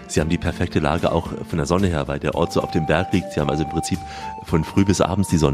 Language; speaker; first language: German; native; German